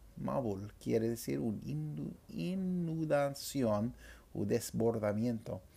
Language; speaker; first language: Spanish; non-native, fluent; English